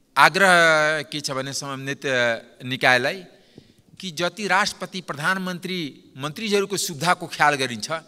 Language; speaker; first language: Nepali; non-native, local second language; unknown